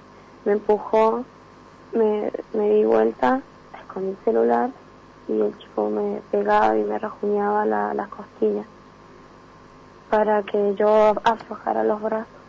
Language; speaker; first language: Spanish; native; Spanish